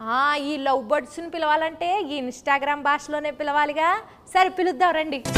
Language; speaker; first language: Telugu; native; Telugu